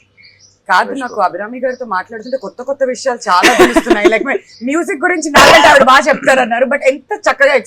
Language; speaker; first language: Telugu; native; Telugu